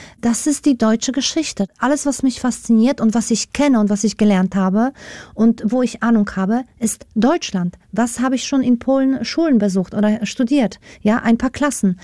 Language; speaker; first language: German; non-native, fluent; Polish